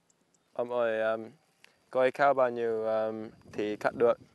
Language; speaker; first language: Vietnamese; non-native, learner; English